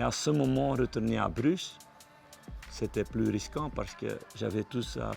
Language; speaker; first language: French; non-native, local second language; Dutch